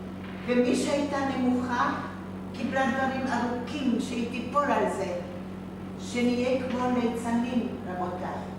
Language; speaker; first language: Hebrew; non-native, fluent; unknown